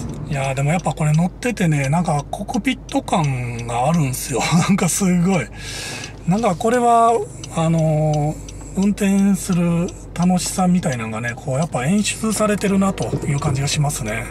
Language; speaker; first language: Japanese; native; Japanese